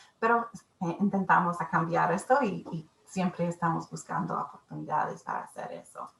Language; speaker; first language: Spanish; non-native, learner; English